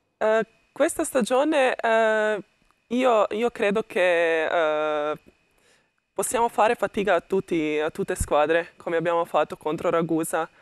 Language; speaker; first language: Italian; non-native, learner; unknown